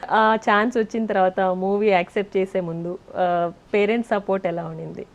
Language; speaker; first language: Telugu; native; Telugu